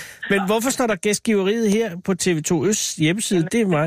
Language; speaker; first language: Danish; native; Danish